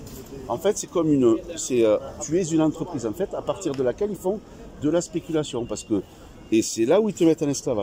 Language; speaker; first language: French; native; French